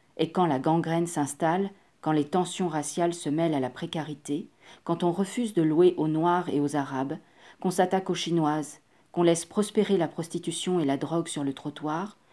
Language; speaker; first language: French; native; French